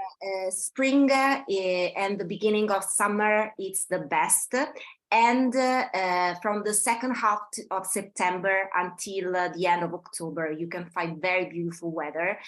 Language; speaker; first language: English; non-native, fluent; Italian